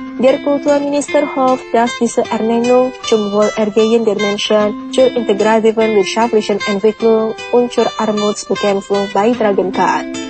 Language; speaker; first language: German; non-native, fluent; Indonesian